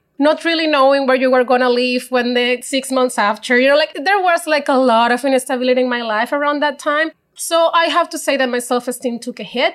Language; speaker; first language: English; non-native, fluent; Spanish